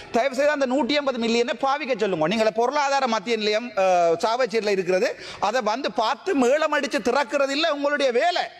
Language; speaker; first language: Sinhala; non-native, local second language; Tamil